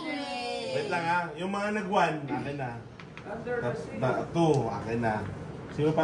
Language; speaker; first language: Filipino; native; Filipino